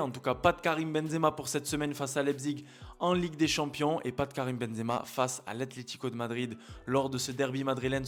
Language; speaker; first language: French; native; French